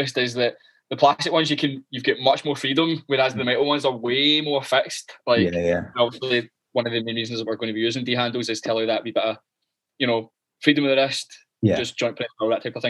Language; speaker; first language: English; native; English